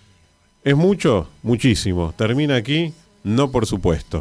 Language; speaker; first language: Spanish; native; Spanish